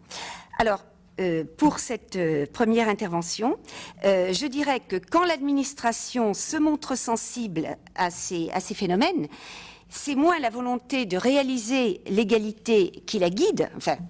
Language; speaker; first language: French; native; French